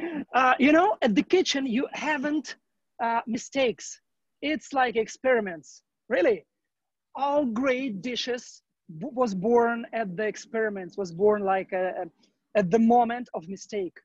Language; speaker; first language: English; non-native, learner; Ukrainian